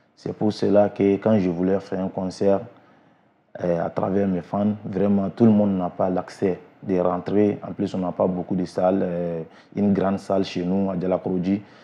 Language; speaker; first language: French; non-native, local second language; Bambara